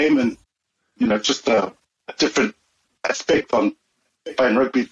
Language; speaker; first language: English; native; English